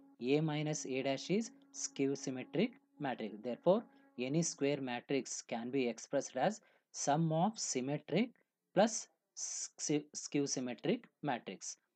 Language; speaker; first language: English; non-native, local second language; Kannada